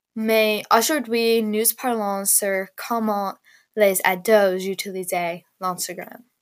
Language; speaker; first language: French; non-native, learner; English